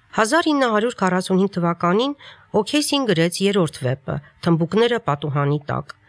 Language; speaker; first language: Armenian; native; Armenian